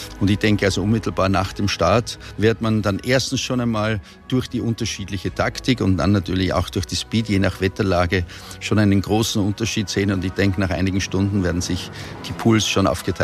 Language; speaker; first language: German; native; German